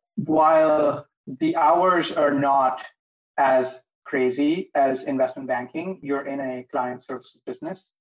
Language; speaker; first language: English; non-native, local second language; Hindi